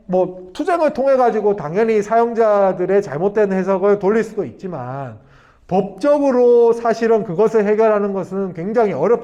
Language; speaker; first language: Korean; native; Korean